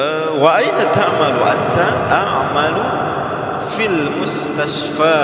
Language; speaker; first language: Arabic; non-native, fluent; Indonesian